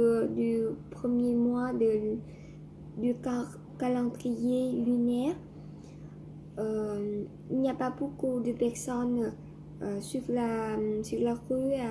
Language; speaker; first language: French; non-native, learner; Vietnamese